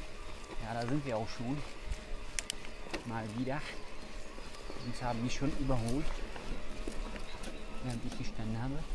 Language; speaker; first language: German; native; German